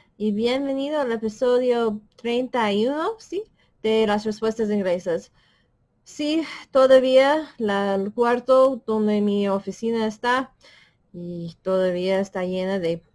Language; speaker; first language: Spanish; non-native, fluent; English